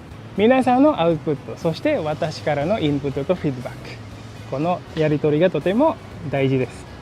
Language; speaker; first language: Japanese; non-native, fluent; Indonesian